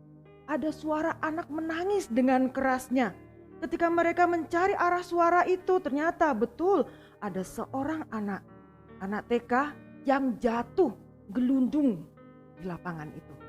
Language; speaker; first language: Indonesian; native; Indonesian